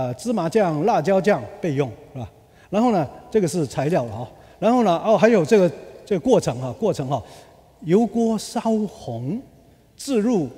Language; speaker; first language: Chinese; early bilingual, other home language; Cantonese